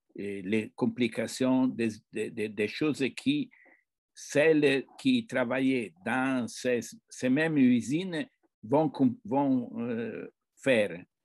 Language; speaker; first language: French; non-native, fluent; Italian